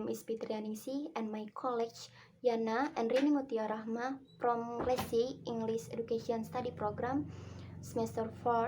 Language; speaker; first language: English; non-native, learner; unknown